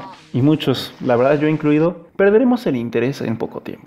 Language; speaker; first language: Spanish; native; Spanish